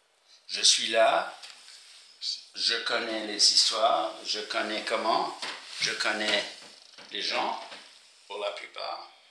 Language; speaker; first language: French; non-native, fluent; English